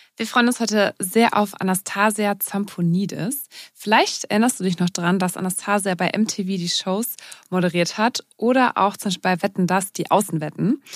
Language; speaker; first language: German; native; German